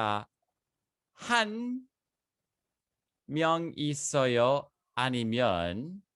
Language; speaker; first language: Korean; non-native, fluent; English